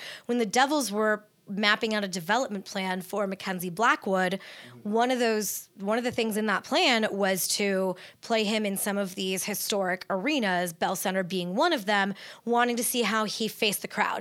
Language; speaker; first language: English; native; English